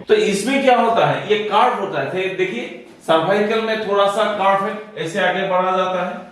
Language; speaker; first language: Hindi; non-native, local second language; Assamese